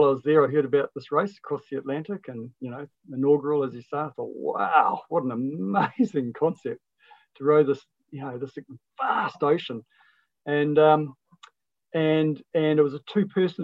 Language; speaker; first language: English; native; English